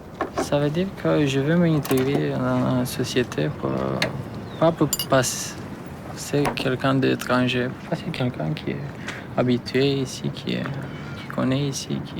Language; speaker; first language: French; non-native, learner; Romanian